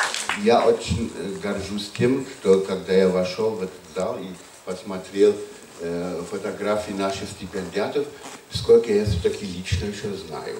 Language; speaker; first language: Russian; non-native, fluent; German